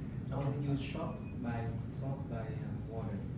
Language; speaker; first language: English; non-native, learner; Vietnamese